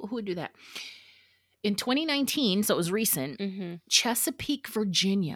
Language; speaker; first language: English; native; English